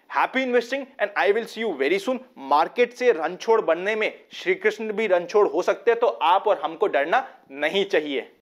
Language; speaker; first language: Hindi; native; Hindi